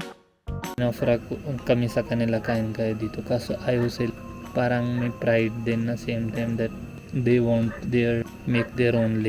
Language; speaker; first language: Filipino; non-native, learner; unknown